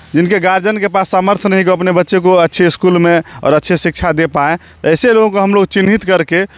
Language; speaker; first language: Hindi; native; Hindi